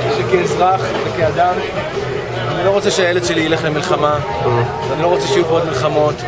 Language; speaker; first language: Hebrew; native; Hebrew